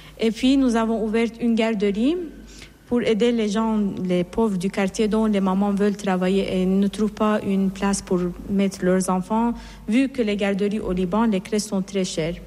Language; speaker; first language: French; non-native, fluent; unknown